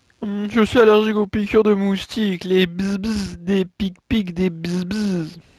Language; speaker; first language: French; native; French